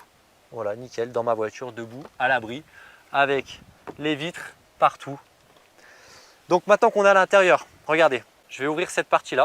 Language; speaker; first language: French; native; French